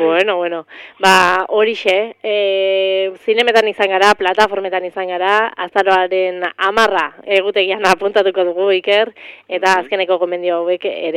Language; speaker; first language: Basque; native; Basque